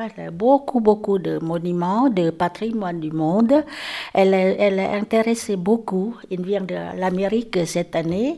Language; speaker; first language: French; non-native, learner; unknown